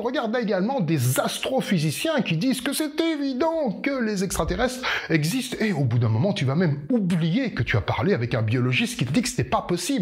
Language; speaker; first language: French; native; French